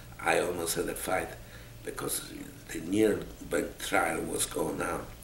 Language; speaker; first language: English; non-native, fluent; Polish